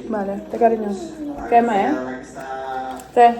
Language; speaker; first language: Spanish; non-native, learner; Filipino